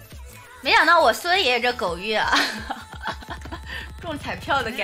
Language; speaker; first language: Chinese; native; Chinese